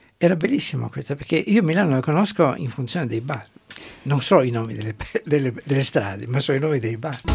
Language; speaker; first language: Italian; non-native, local second language; German